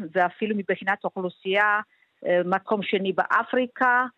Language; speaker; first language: Hebrew; non-native, fluent; Amharic